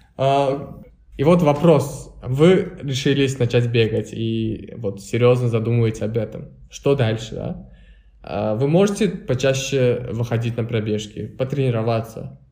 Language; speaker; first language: Russian; non-native, local second language; Uzbek